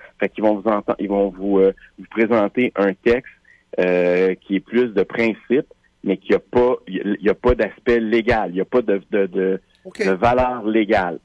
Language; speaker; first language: French; native; French